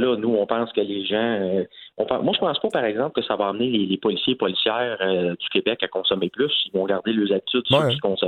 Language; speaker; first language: French; native; French